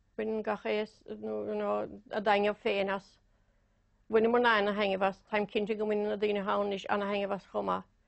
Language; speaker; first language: Irish; native; Irish